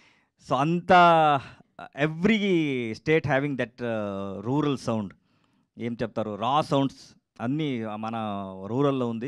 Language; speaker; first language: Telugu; non-native, learner; Kannada